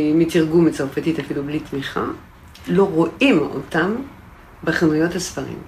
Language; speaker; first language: Hebrew; non-native, fluent; French